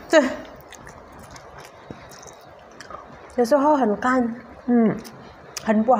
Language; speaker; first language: Chinese; non-native, learner; Indonesian